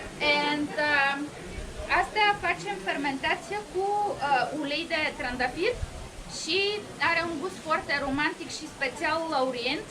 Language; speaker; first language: Romanian; non-native, learner; Bulgarian